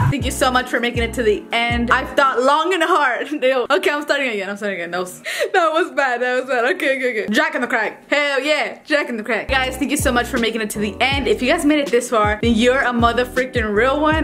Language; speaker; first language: English; early bilingual, other home language; Spanish